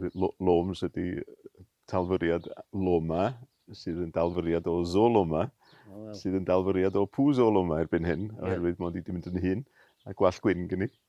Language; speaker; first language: Welsh; native; Welsh